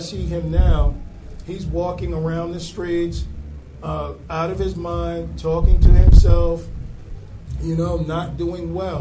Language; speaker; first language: English; native; English